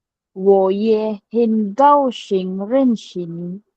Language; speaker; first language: Chinese; non-native, learner; Filipino